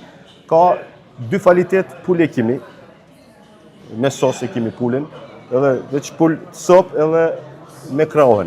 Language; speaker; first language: Albanian; early bilingual, heritage; Turkish